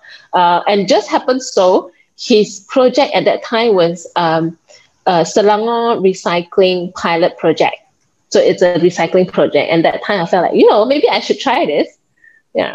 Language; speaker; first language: English; non-native, local second language; Min Nan Chinese